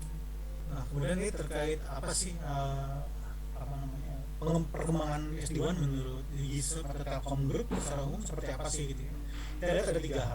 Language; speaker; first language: Indonesian; native; Indonesian